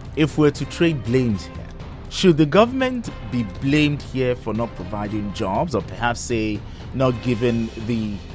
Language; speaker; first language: English; non-native, local second language; Yoruba